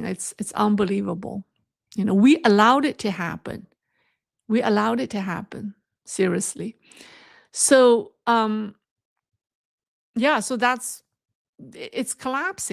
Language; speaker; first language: English; non-native, fluent; Chinese